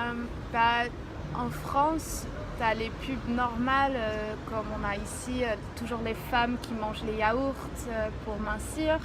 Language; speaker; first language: French; non-native, fluent; Dutch